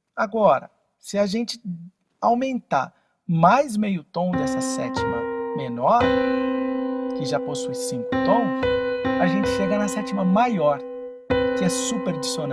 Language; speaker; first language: Portuguese; native; Portuguese